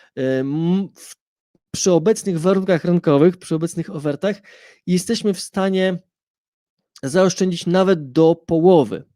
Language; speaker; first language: Polish; native; Polish